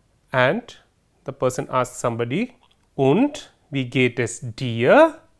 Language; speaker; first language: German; non-native, fluent; Hindi